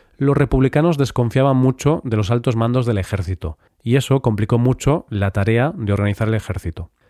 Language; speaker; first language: Spanish; native; Spanish